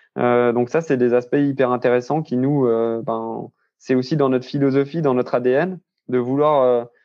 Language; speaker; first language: French; native; French